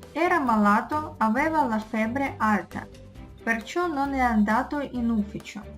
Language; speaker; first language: Italian; non-native, fluent; Russian